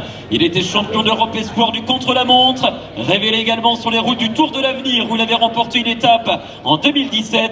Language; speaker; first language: French; native; French